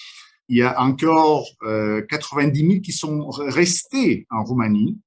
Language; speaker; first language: French; non-native, fluent; Romanian